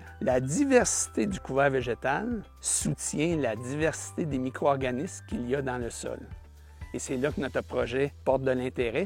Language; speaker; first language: French; native; French